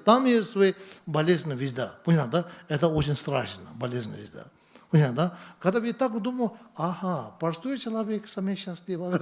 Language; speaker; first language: Russian; non-native, learner; Tibetan